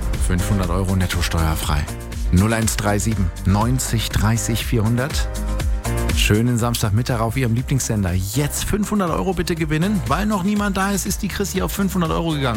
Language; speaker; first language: German; native; German